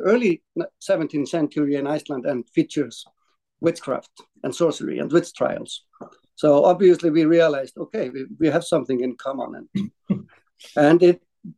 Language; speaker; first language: English; non-native, fluent; Icelandic